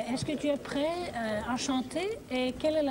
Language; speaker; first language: French; non-native, fluent; Greek